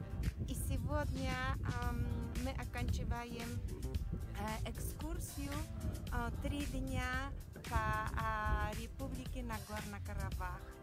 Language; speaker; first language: Russian; non-native, fluent; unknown